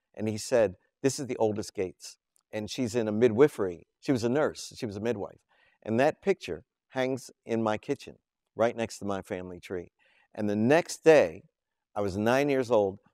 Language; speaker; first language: English; native; English